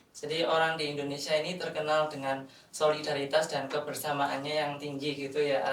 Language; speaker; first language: Indonesian; native; Indonesian